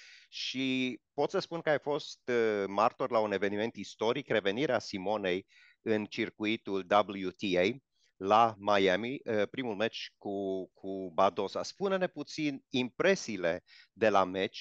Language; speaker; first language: Romanian; native; Romanian